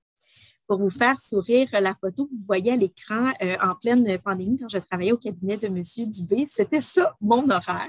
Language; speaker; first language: French; native; French